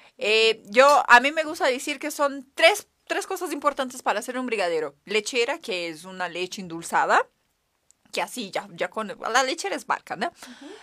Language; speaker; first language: Spanish; non-native, fluent; Portuguese